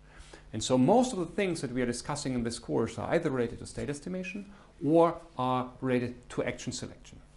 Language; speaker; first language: English; non-native, fluent; German